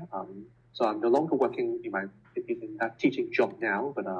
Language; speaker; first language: English; non-native, local second language; Cantonese